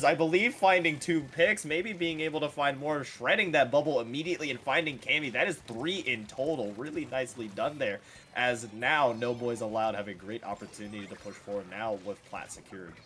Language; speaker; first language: English; native; English